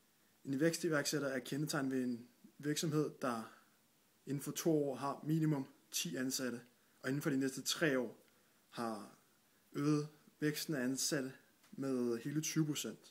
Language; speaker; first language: Danish; native; Danish